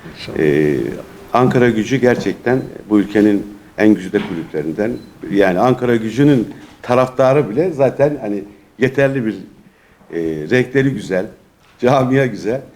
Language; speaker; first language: Turkish; native; Turkish